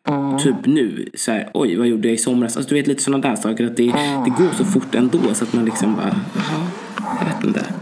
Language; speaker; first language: Swedish; early bilingual, other home language; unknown